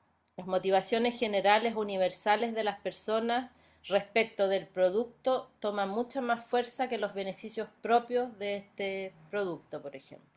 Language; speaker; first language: Spanish; native; Spanish